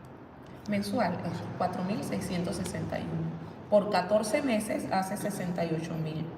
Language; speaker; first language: Spanish; native; Spanish